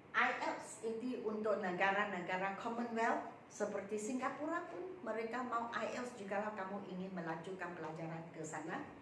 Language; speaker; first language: Malay; non-native, local second language; Chinese